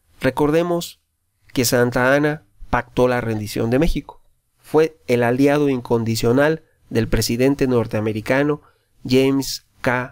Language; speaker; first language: Spanish; native; Spanish